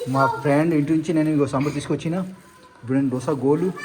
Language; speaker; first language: Telugu; non-native, learner; Hindi